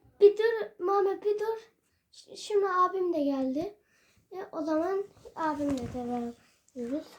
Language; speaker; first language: Turkish; early bilingual, heritage; Turkish